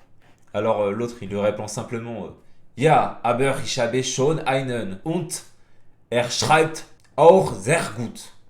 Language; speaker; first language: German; non-native, fluent; French